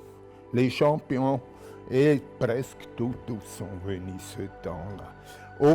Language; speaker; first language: French; non-native, local second language; German